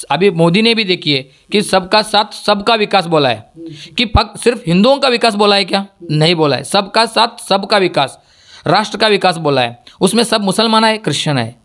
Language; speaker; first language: Hindi; non-native, local second language; Marathi